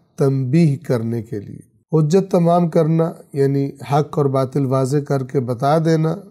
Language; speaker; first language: Urdu; native; Urdu